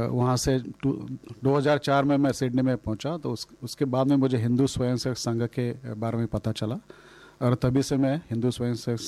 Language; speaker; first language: Hindi; non-native, local second language; Marathi